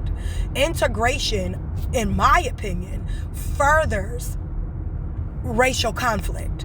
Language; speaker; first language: English; native; English